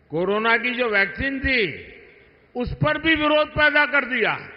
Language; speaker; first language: Hindi; non-native, local second language; Gujarati